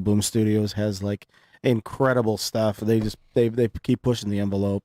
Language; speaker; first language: English; native; English